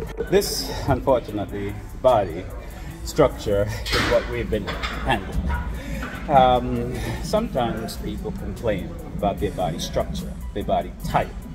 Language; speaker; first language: English; native; English